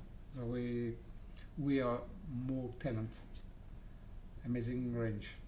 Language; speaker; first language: English; non-native, learner; French